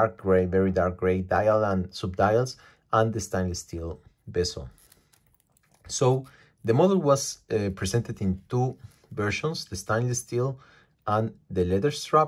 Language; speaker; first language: English; non-native, fluent; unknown